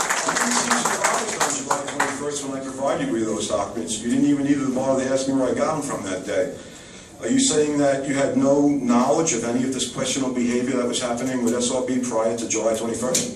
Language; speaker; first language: English; native; English